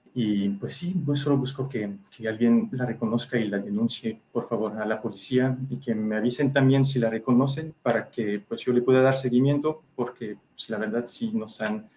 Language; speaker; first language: Spanish; non-native, fluent; French